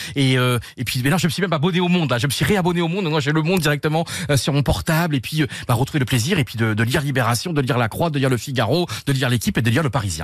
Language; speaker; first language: French; native; French